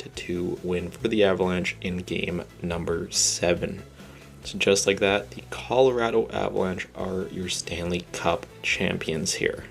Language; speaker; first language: English; native; English